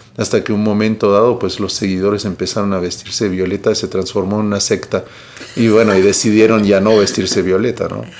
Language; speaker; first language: Spanish; early bilingual, heritage; Spanish